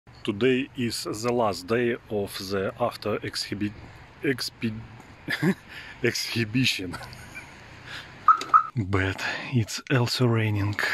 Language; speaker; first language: English; non-native, learner; Russian